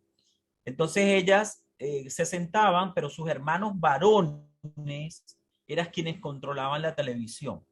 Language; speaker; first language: Spanish; native; Spanish